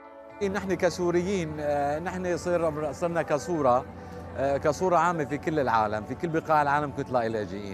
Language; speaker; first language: Arabic; native; Arabic